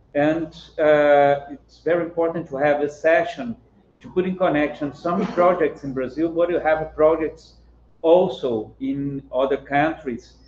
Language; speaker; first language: English; non-native, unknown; Portuguese